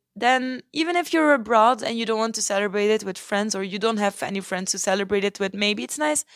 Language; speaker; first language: English; non-native, fluent; Dutch